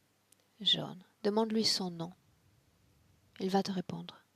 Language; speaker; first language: French; native; French